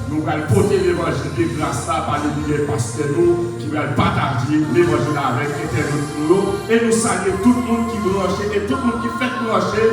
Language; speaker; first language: French; non-native, local second language; Haitian Creole